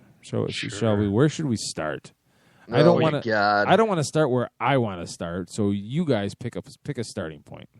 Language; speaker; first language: English; native; English